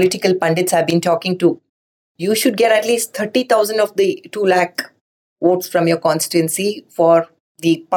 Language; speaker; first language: English; non-native, local second language; Kannada